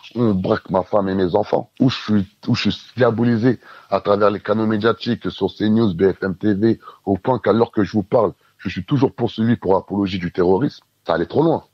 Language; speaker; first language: French; native; French